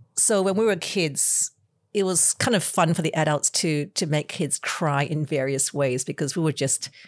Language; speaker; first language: English; non-native, local second language; Cantonese